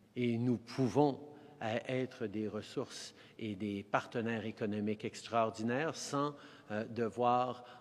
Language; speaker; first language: French; early bilingual, heritage; French